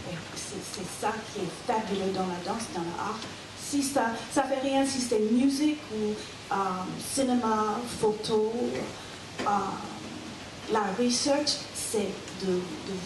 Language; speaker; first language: French; non-native, learner; English